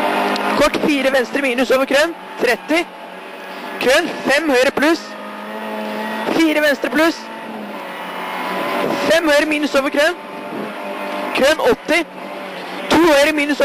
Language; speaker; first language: Norwegian; native; Norwegian